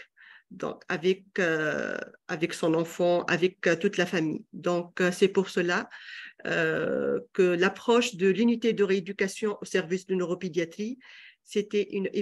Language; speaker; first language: French; non-native, local second language; Arabic